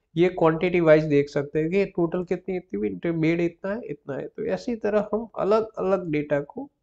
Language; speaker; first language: Hindi; non-native, local second language; Gujarati